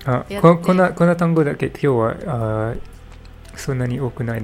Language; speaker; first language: Japanese; non-native, learner; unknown